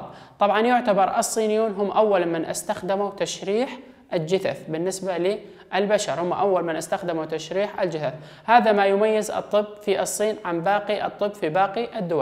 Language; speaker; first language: Arabic; non-native, local second language; Kurdish